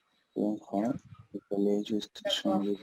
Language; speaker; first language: French; non-native, learner; Spanish